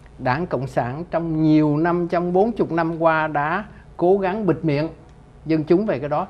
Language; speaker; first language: Vietnamese; native; Vietnamese